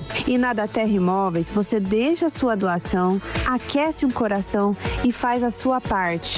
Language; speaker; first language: Portuguese; native; Portuguese